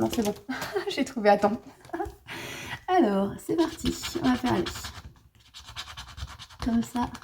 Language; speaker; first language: French; native; French